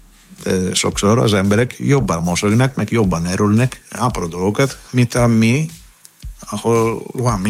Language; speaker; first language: Hungarian; non-native, learner; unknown